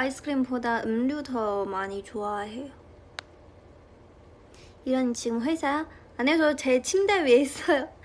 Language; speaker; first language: Korean; non-native, fluent; Chinese